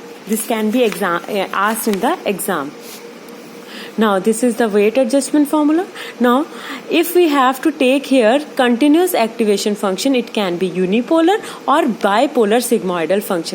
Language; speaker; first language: English; non-native, local second language; Hindi